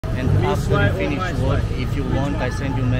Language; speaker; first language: English; non-native, fluent; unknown